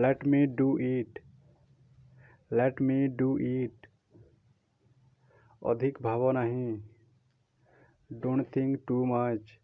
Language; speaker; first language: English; non-native, local second language; Odia